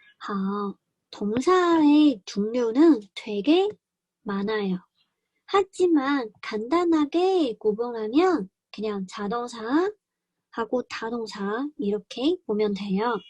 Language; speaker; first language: Korean; non-native, fluent; Chinese